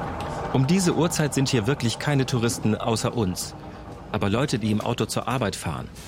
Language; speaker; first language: German; native; German